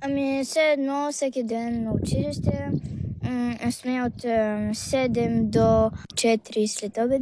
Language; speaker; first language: Bulgarian; early bilingual, heritage; Bulgarian